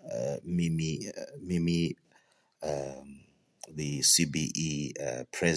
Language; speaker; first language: English; non-native, local second language; Shona